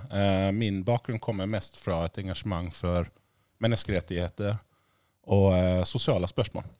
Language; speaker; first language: Norwegian; non-native, fluent; Persian